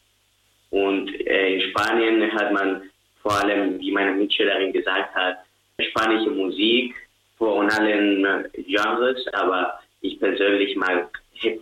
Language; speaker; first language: German; non-native, fluent; Spanish